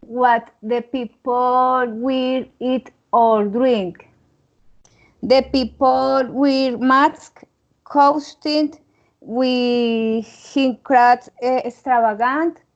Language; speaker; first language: English; non-native, learner; Spanish